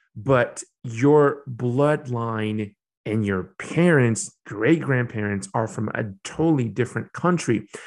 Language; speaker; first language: English; early bilingual, other home language; Burmese